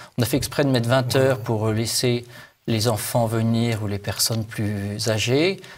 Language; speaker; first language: French; native; French